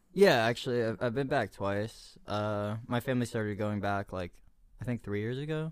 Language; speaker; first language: English; early bilingual, other home language; Spanish